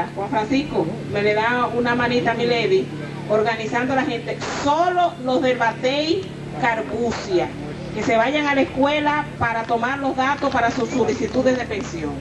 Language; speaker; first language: Spanish; native; Spanish